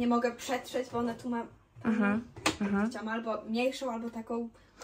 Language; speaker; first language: Polish; native; Polish